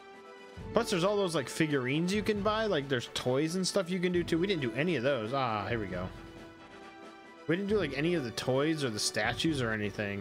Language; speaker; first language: English; native; English